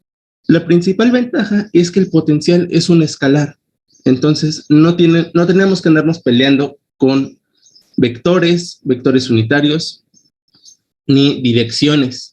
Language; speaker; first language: Spanish; native; Spanish